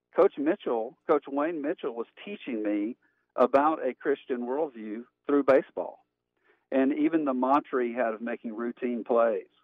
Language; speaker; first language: English; native; English